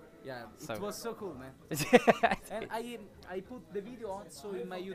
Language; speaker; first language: English; non-native, fluent; Italian